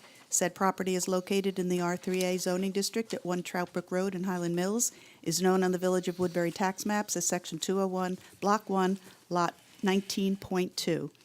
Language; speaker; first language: English; native; English